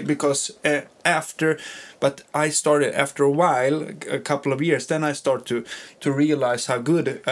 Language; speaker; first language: English; non-native, fluent; Swedish